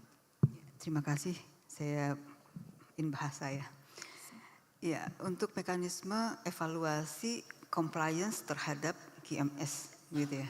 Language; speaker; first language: Indonesian; native; Indonesian